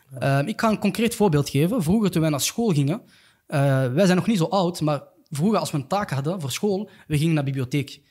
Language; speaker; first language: Dutch; early bilingual, other home language; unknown